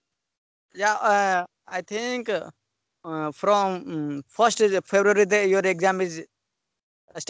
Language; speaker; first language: English; non-native, learner; Hindi